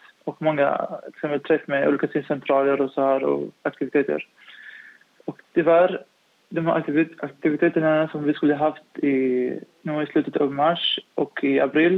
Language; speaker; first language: Swedish; non-native, fluent; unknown